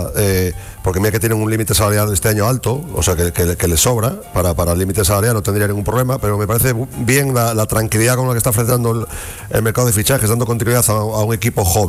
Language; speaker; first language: Spanish; native; Spanish